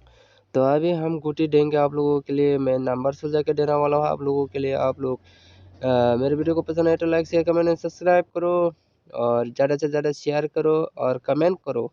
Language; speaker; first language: Hindi; non-native, local second language; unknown